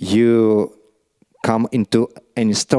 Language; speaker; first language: English; non-native, learner; Russian